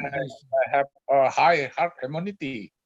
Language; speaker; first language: English; non-native, learner; Indonesian